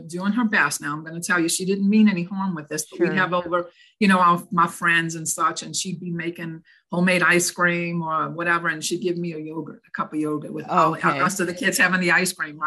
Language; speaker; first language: English; native; English